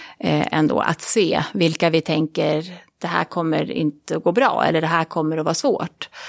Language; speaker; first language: Swedish; native; Swedish